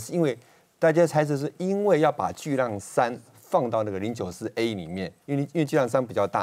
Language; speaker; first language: Chinese; native; Chinese